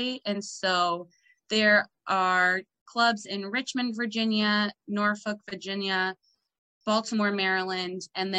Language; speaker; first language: English; native; English